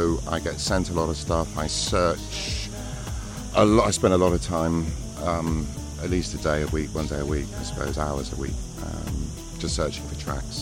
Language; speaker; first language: English; native; English